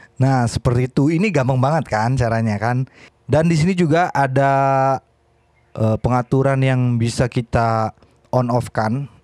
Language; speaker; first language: Indonesian; native; Indonesian